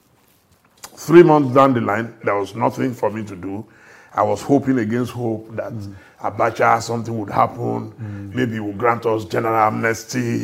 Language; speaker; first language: English; non-native, local second language; Yoruba